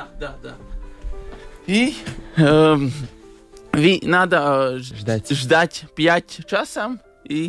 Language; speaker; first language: Russian; non-native, learner; Latvian